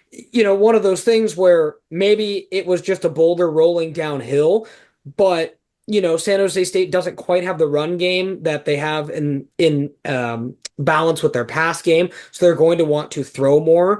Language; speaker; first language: English; native; English